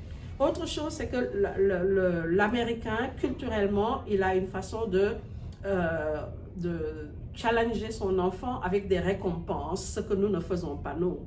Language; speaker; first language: French; non-native, local second language; Wolof